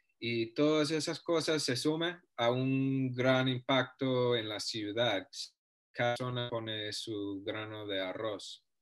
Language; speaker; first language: Spanish; non-native, fluent; English